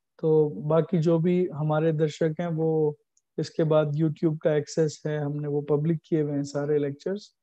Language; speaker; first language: Hindi; native; Hindi